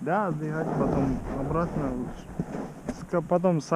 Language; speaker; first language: Russian; non-native, local second language; Kazakh